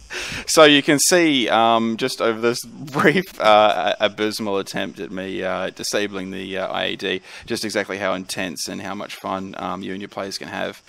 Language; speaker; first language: English; native; English